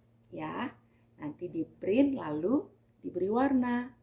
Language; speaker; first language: Indonesian; native; Indonesian